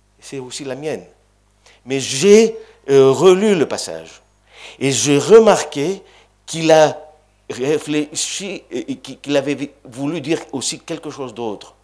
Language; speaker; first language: French; non-native, fluent; Greek